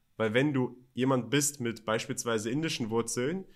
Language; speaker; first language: German; native; German